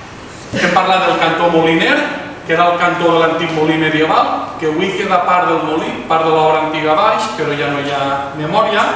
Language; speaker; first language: Catalan; native; Catalan